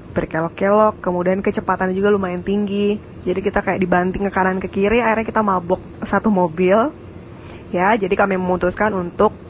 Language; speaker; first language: Indonesian; native; Indonesian